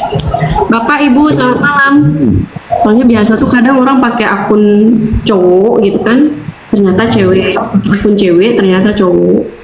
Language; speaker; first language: Indonesian; native; Indonesian